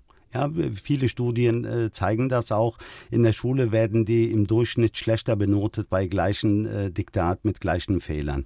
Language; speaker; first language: German; early bilingual, other home language; Turkish